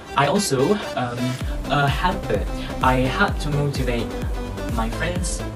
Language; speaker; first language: English; non-native, local second language; Malay